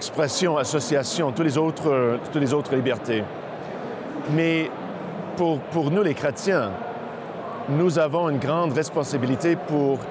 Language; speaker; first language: French; non-native, local second language; English